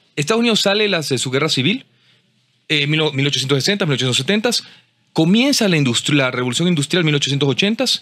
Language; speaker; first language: Spanish; native; Spanish